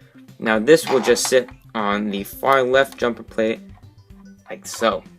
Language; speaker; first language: English; native; English